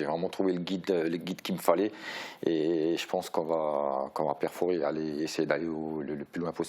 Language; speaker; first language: French; native; French